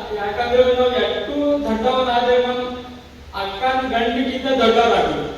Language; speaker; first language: Kannada; non-native, local second language; Marathi